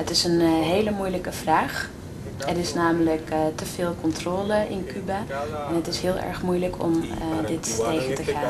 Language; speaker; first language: Dutch; non-native, fluent; Spanish